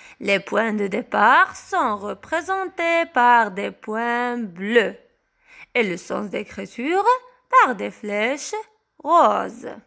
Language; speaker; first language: French; non-native, local second language; Arabic